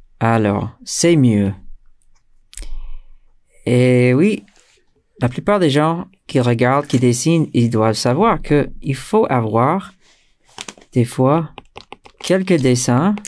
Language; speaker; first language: French; non-native, fluent; English